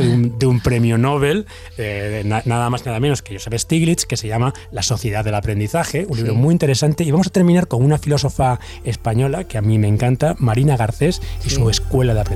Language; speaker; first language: Spanish; native; Spanish